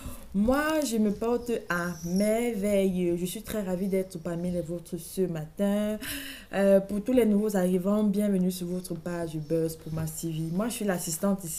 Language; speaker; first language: French; native; French